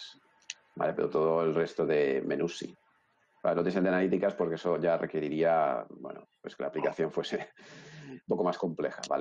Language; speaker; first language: Spanish; native; Spanish